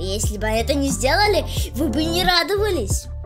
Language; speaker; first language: Russian; native; Russian